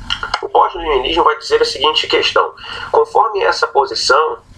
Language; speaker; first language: Portuguese; native; Portuguese